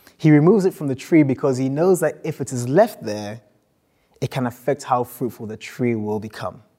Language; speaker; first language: English; non-native, local second language; Akan